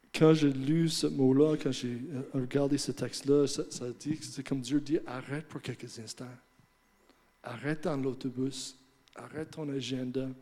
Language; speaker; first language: French; non-native, fluent; English